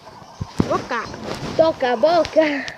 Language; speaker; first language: Italian; native; Italian